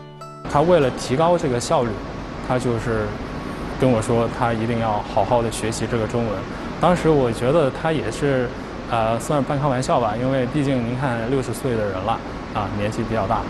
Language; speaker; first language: Chinese; native; Chinese